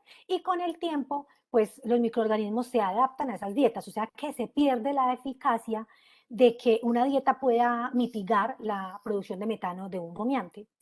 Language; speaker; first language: Spanish; native; Spanish